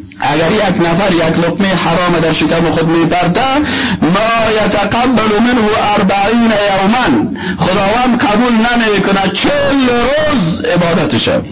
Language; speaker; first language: Persian; native; Persian